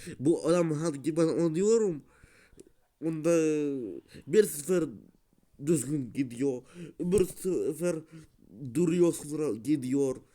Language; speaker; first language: Turkish; non-native, learner; Russian